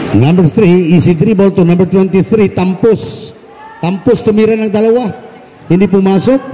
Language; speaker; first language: Filipino; non-native, local second language; Cebuano